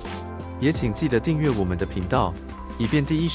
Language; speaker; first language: Chinese; native; Chinese